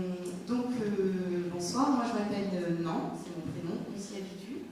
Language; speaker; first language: French; native; French